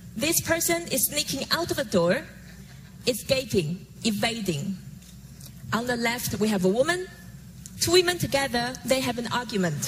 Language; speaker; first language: English; non-native, fluent; Chinese